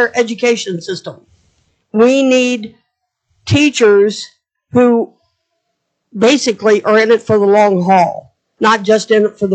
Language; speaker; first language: English; native; English